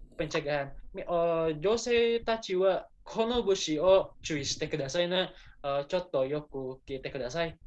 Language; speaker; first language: Japanese; non-native, learner; Indonesian